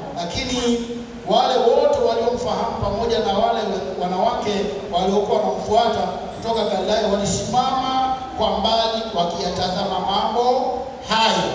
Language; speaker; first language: Swahili; native; Swahili